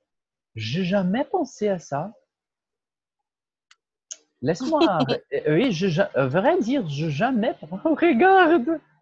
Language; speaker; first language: French; non-native, fluent; Portuguese